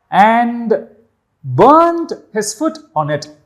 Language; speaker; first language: English; non-native, local second language; Tamil